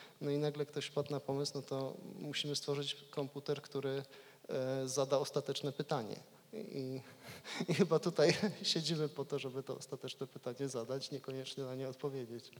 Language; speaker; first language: Polish; native; Polish